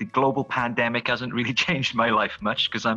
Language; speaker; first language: English; native; English